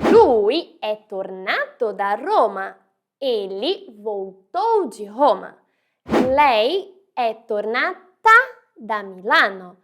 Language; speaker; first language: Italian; non-native, fluent; Portuguese